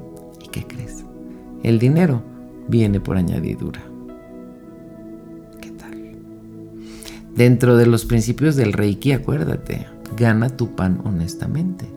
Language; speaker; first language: Spanish; native; Spanish